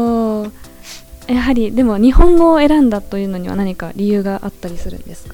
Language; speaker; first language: Japanese; native; Japanese